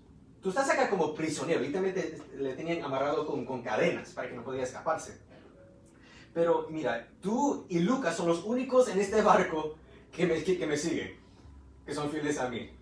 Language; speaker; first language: Spanish; early bilingual, heritage; Spanish